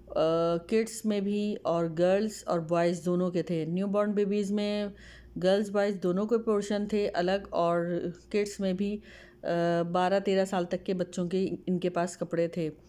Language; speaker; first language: Urdu; native; Urdu